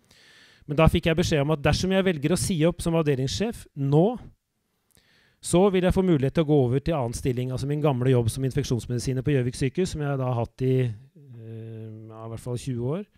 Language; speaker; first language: Norwegian; native; Norwegian